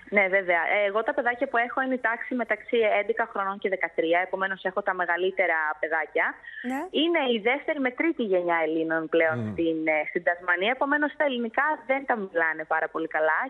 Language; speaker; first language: Greek; native; Greek